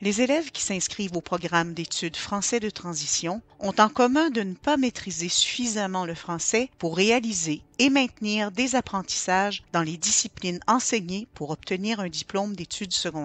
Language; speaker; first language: French; native; French